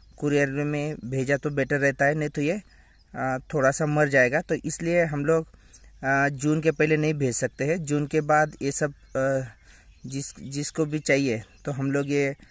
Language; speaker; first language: Hindi; non-native, local second language; Marathi